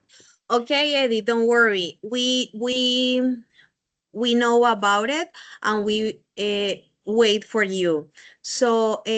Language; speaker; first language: English; non-native, learner; Spanish